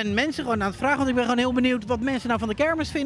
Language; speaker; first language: Dutch; native; Dutch